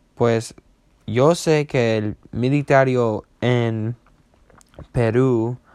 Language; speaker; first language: Spanish; non-native, learner; English